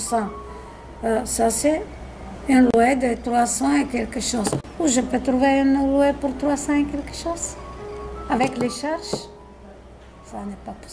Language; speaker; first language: French; non-native, learner; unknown